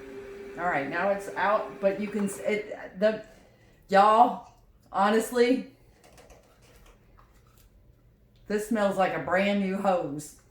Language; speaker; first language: English; native; English